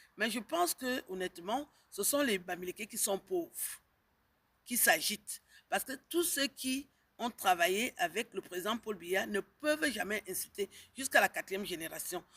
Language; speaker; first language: French; native; French